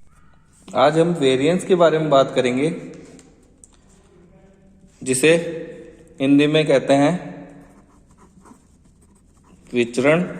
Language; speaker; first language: Hindi; native; Hindi